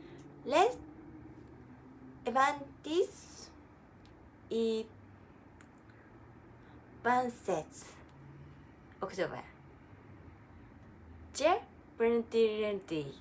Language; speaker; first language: French; non-native, learner; Japanese